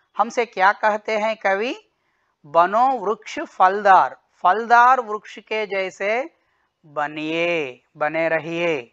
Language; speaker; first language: Hindi; non-native, local second language; Telugu